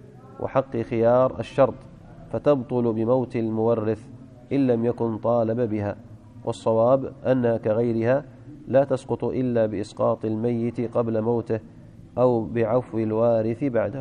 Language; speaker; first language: Arabic; native; Arabic